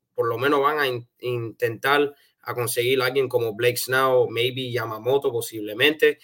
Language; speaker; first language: Spanish; early bilingual, heritage; Spanish